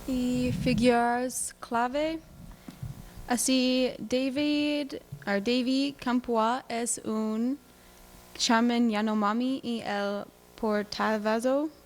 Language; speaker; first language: Spanish; non-native, learner; English